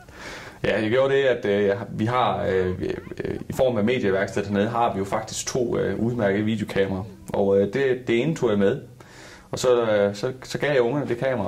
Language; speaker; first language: Danish; native; Danish